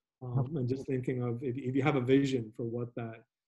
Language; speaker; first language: English; early bilingual, other home language; Spanish